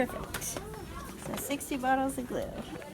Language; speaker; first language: English; native; English